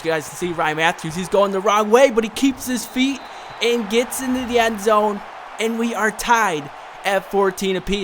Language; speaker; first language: English; native; English